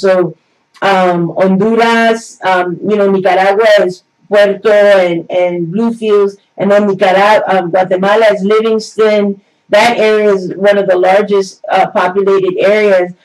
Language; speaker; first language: English; native; English